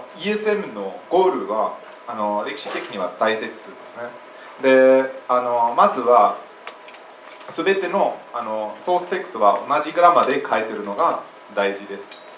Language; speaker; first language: Japanese; non-native, fluent; English